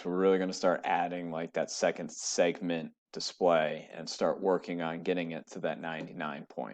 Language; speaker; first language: English; native; English